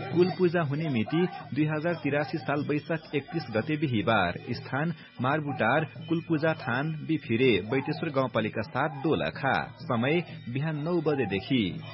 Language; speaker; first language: Nepali; native; Nepali